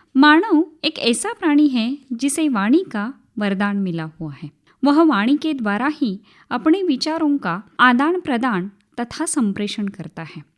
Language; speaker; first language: Hindi; non-native, local second language; Marathi